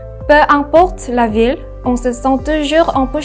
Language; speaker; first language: French; non-native, learner; Korean